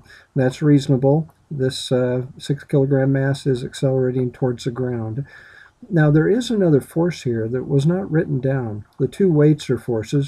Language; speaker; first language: English; native; English